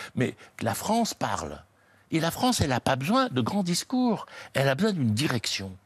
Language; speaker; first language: French; native; French